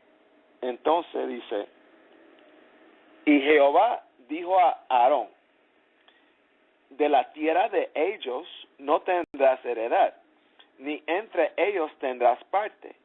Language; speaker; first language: Spanish; early bilingual, heritage; English